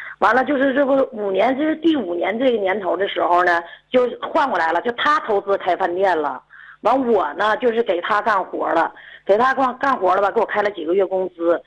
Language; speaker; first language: Chinese; native; Chinese